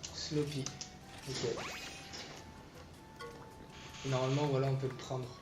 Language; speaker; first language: French; native; French